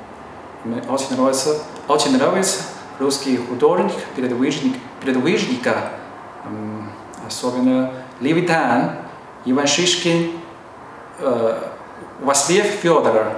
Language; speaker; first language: Russian; non-native, learner; Chinese